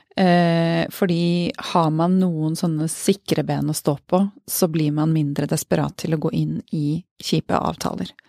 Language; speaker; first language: Norwegian; native; Norwegian